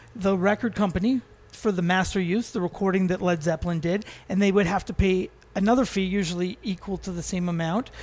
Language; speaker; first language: English; native; English